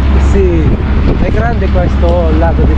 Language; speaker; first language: Italian; non-native, learner; Filipino